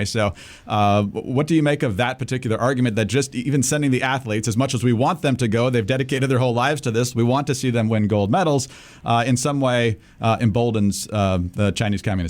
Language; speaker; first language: English; native; English